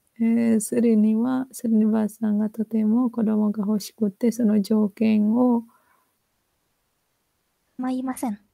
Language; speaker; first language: Japanese; non-native, fluent; Indonesian